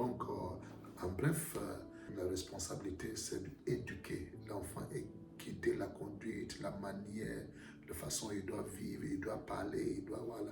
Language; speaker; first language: French; non-native, fluent; Akan